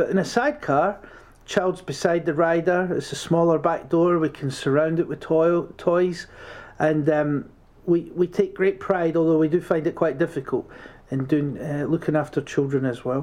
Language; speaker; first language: English; native; English